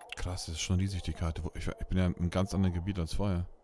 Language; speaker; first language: German; native; German